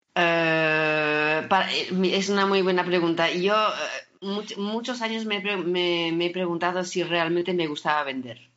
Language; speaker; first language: Spanish; early bilingual, heritage; French